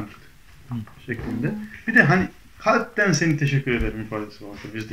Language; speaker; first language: Turkish; native; Turkish